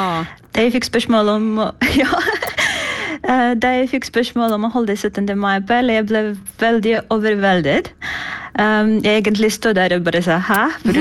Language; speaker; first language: Norwegian; non-native, fluent; Ukrainian